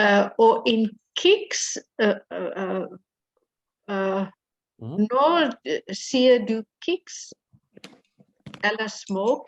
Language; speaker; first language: Danish; non-native, learner; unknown